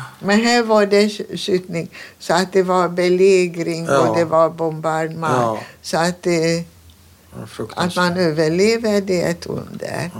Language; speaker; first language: Swedish; non-native, fluent; Hungarian